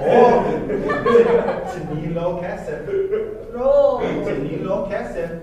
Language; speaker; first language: Hebrew; non-native, fluent; English